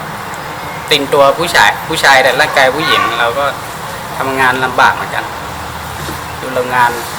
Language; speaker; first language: Thai; non-native, fluent; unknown